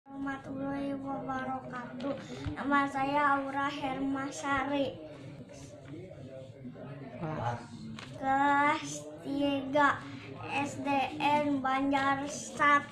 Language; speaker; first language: Indonesian; native; Indonesian